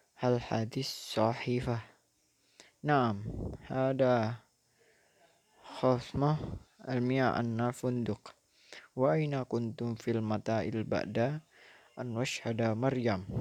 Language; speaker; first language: Arabic; non-native, learner; Indonesian